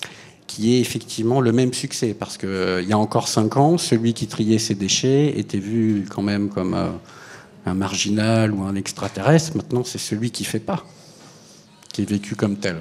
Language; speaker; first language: French; native; French